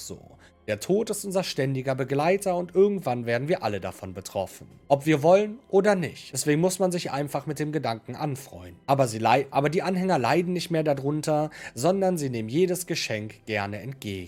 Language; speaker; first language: German; native; German